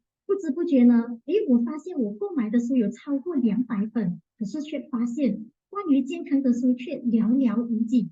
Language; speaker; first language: Chinese; native; Chinese